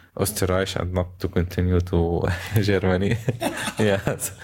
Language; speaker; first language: English; non-native, fluent; Arabic